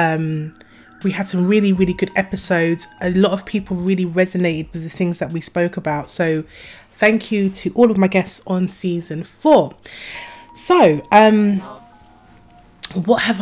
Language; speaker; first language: English; native; English